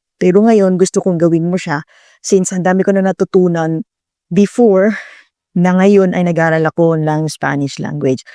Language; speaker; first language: Filipino; native; Filipino